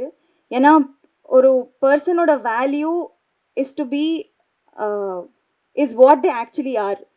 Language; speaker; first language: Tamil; non-native, learner; Telugu